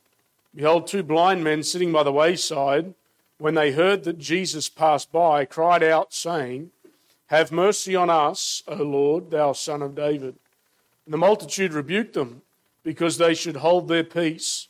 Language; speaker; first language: English; native; English